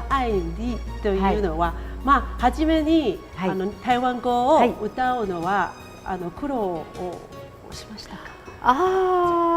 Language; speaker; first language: Japanese; non-native, fluent; Chinese